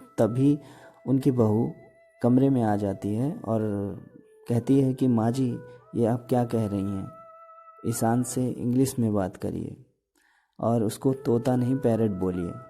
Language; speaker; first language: Hindi; native; Hindi